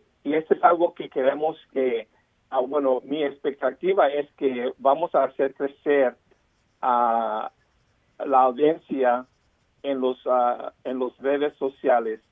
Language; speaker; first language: Spanish; early bilingual, heritage; Spanish